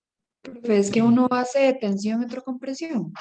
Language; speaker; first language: Spanish; native; Spanish